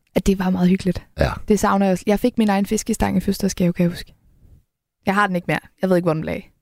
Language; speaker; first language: Danish; native; Danish